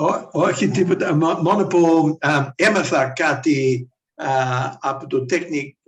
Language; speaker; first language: Greek; early bilingual, heritage; Greek